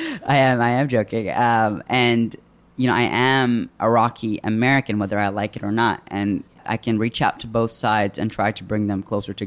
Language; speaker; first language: English; early bilingual, other home language; Arabic